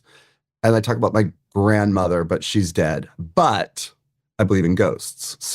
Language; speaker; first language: English; native; English